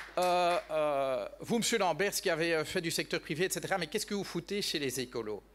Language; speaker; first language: French; native; French